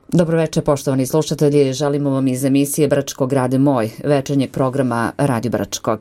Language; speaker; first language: Serbian; native; Serbian